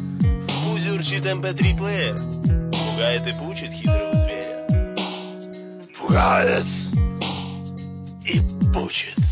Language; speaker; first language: Russian; native; Russian